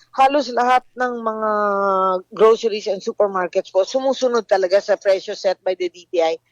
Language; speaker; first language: Filipino; native; Filipino